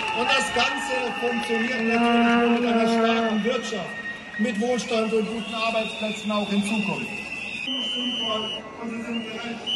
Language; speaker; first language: German; native; German